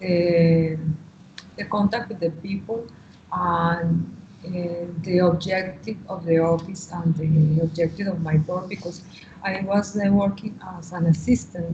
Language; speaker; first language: English; non-native, learner; Spanish